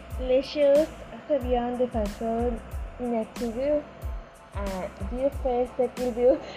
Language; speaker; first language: French; non-native, learner; Spanish